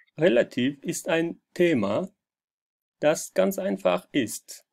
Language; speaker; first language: German; non-native, fluent; Turkish